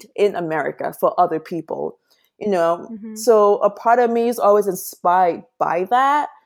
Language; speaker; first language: English; non-native, local second language; Yoruba